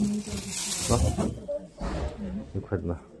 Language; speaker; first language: Chinese; native; Chinese